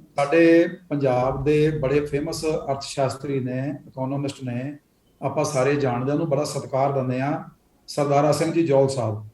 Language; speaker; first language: Punjabi; native; Punjabi